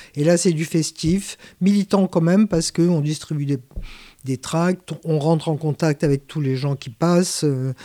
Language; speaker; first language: French; native; French